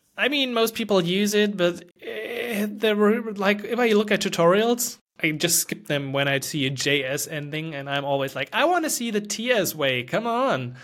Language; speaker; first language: English; non-native, fluent; German